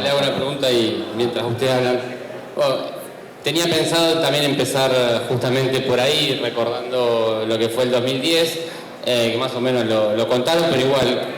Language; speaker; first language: Spanish; native; Spanish